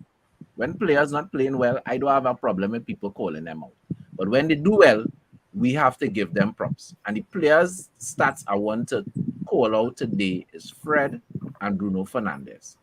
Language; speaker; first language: English; native; English